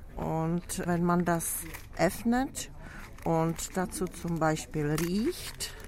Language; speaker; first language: German; non-native, fluent; Czech